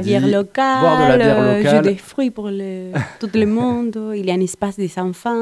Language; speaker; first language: French; non-native, learner; Spanish